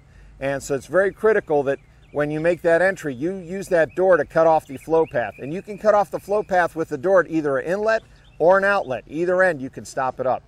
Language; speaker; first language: English; native; English